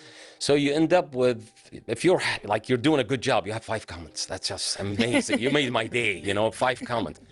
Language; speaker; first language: English; non-native, fluent; Arabic